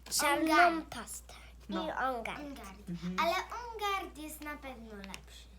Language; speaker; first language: Polish; early bilingual, heritage; Polish